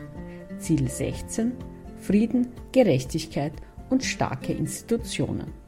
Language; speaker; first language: German; native; German